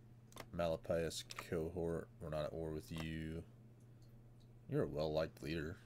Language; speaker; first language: English; native; English